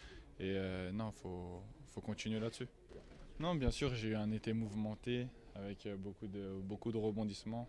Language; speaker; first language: French; native; French